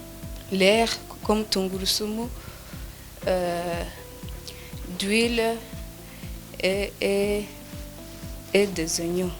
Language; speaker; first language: French; non-native, learner; Kinyarwanda